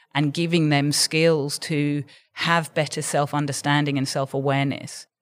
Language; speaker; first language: English; native; English